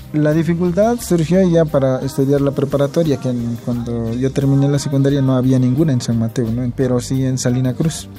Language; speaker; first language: Spanish; non-native, local second language; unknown